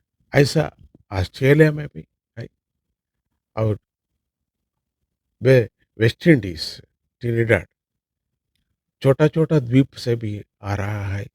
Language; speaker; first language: Hindi; non-native, local second language; Kannada